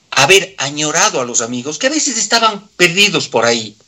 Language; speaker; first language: Spanish; native; Spanish